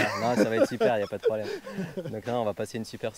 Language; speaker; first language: French; native; French